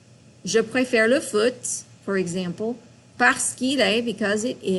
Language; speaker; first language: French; non-native, fluent; English